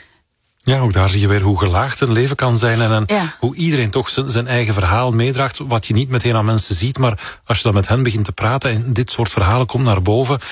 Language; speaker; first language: Dutch; native; Dutch